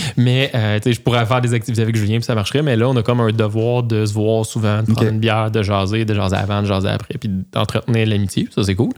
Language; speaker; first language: French; native; French